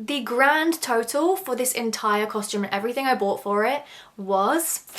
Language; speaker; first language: English; native; English